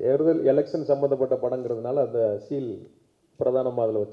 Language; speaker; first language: Tamil; native; Tamil